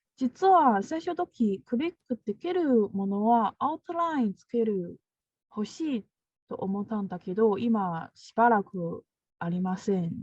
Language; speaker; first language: Japanese; non-native, learner; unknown